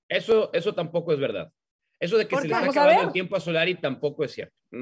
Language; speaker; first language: Spanish; native; Spanish